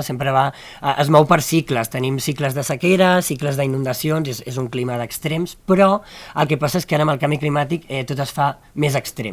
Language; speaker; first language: Catalan; native; Catalan